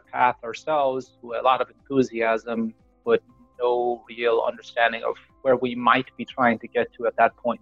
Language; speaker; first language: English; native; English